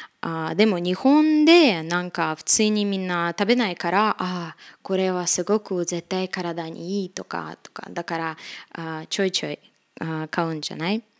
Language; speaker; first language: Japanese; non-native, fluent; Russian